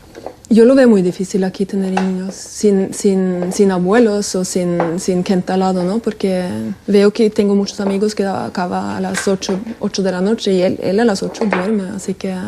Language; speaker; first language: Spanish; non-native, fluent; Norwegian